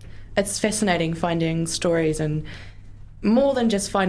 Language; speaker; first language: English; native; English